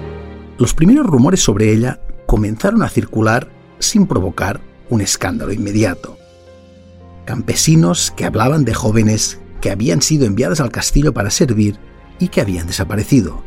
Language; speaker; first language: Spanish; native; Spanish